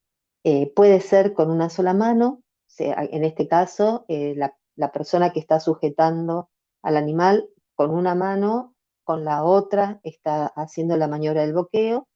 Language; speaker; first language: Spanish; native; Spanish